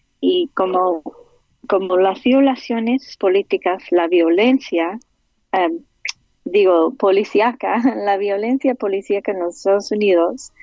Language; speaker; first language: Spanish; non-native, fluent; English